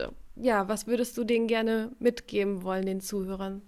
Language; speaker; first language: German; native; German